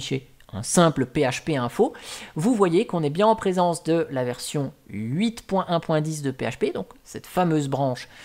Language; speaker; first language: French; native; French